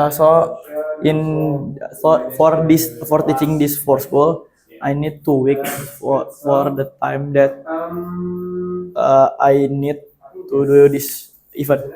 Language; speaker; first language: English; non-native, learner; Indonesian